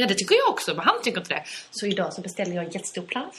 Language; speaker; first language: Swedish; native; Swedish